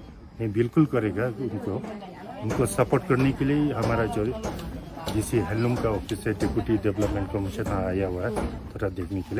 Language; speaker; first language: Hindi; non-native, local second language; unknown